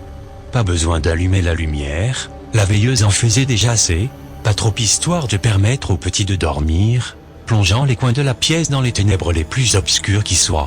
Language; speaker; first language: French; native; French